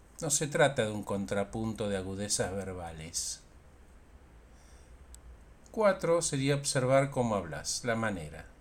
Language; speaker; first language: Spanish; native; Spanish